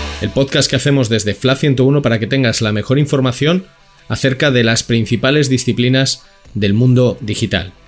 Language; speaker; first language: Spanish; native; Spanish